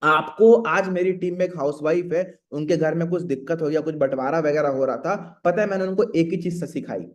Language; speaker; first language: Hindi; native; Hindi